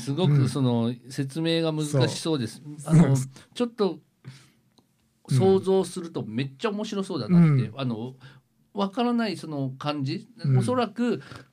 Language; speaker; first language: Japanese; native; Japanese